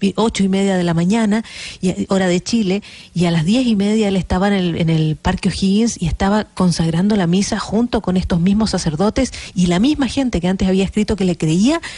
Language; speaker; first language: Spanish; native; Spanish